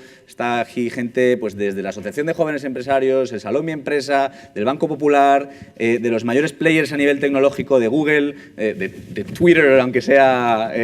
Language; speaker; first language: Spanish; native; Spanish